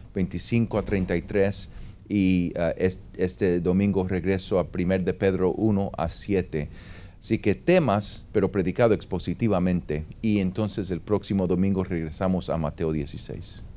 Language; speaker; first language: Spanish; early bilingual, heritage; Spanish